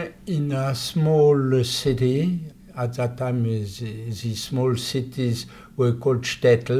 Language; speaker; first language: English; non-native, fluent; Polish